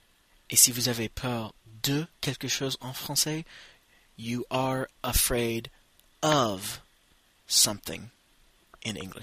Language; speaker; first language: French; non-native, fluent; English